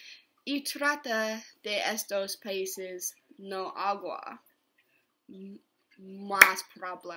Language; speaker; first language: Spanish; non-native, learner; English